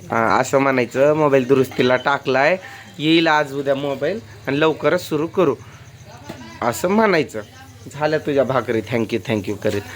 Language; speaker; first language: Marathi; native; Marathi